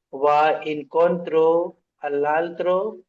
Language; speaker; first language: Italian; non-native, learner; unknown